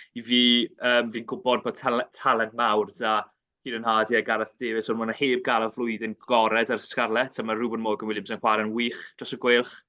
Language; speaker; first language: Welsh; native; Welsh